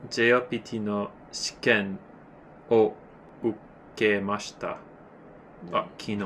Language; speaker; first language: Japanese; non-native, learner; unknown